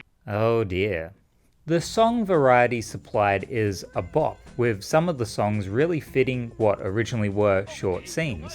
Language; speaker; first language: English; native; English